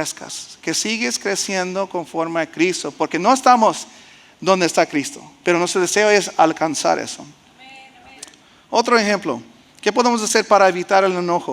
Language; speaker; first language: Spanish; early bilingual, heritage; Spanish